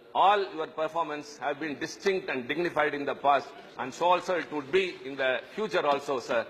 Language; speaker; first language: English; non-native, local second language; Tamil